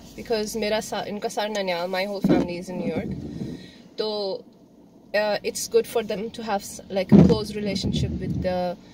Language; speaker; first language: English; non-native, local second language; Urdu